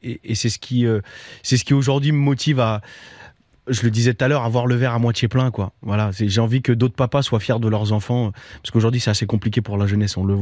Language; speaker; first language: French; native; French